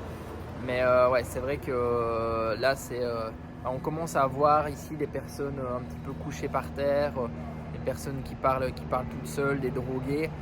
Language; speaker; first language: French; native; French